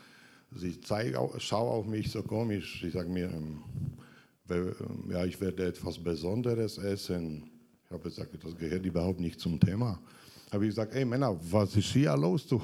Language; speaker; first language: German; non-native, fluent; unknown